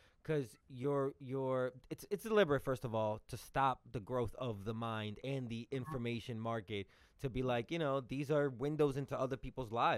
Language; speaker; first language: English; early bilingual, other home language; Spanish